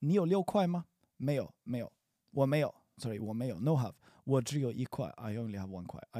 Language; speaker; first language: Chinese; non-native, learner; English